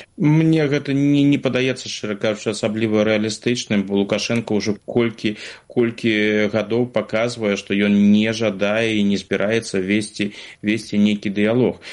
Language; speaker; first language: Belarusian; non-native, local second language; Russian